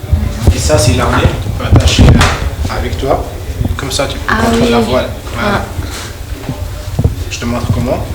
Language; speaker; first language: French; non-native, learner; Malagasy